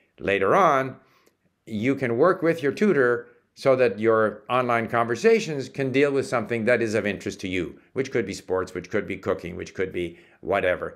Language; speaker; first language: English; early bilingual, other home language; Czech